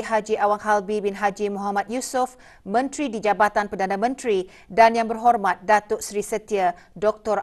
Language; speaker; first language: Malay; native; Malay